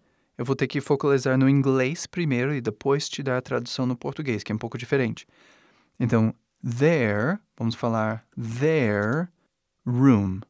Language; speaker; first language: Portuguese; non-native, fluent; English